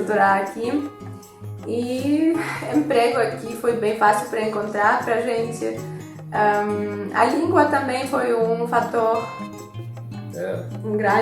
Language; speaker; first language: Portuguese; non-native, fluent; Polish